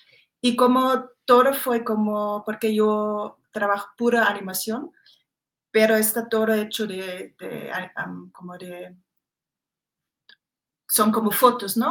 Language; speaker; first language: Spanish; non-native, fluent; German